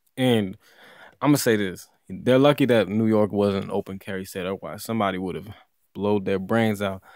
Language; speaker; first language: English; native; English